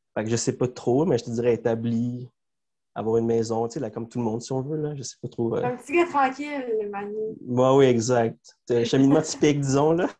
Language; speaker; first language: French; early bilingual, other home language; Spanish